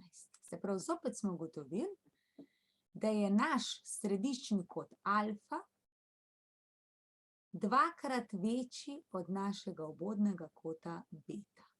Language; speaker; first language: Slovenian; native; Slovenian